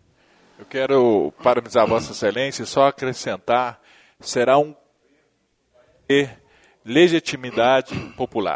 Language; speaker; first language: Portuguese; native; Portuguese